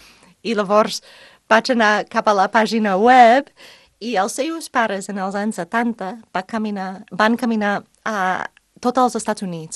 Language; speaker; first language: Catalan; non-native, fluent; English